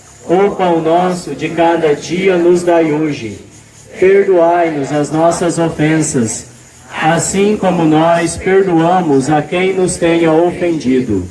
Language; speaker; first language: Portuguese; native; Portuguese